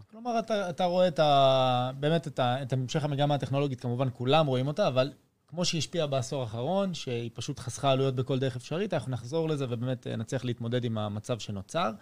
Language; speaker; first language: Hebrew; early bilingual, other home language; French